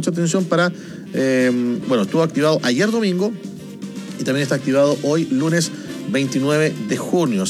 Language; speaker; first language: Spanish; native; Spanish